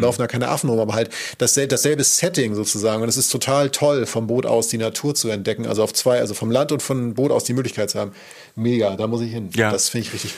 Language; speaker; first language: German; native; German